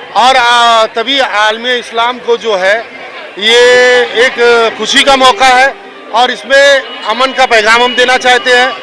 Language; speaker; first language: Hindi; native; Hindi